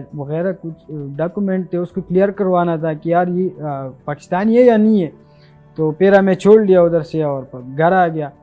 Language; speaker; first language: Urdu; non-native, local second language; Pashto